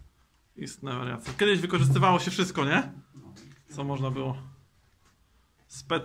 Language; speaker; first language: Polish; native; Polish